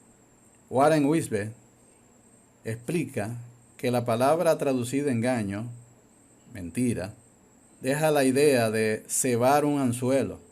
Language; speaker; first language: Spanish; native; Spanish